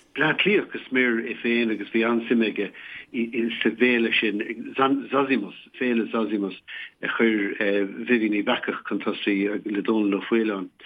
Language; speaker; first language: Irish; native; Irish